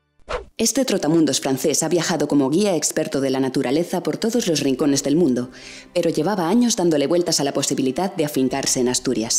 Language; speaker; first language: Spanish; native; Spanish